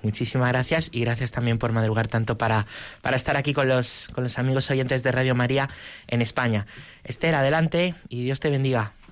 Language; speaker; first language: Spanish; native; Spanish